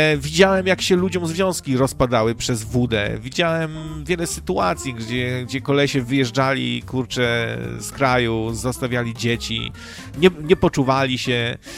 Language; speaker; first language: Polish; native; Polish